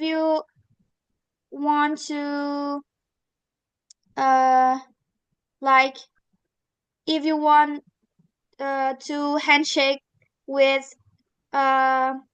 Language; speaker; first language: English; non-native, learner; Indonesian